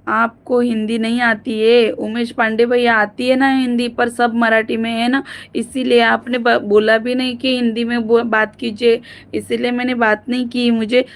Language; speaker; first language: Hindi; non-native, local second language; Marathi